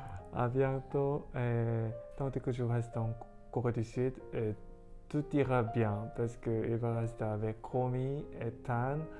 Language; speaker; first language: French; non-native, learner; Korean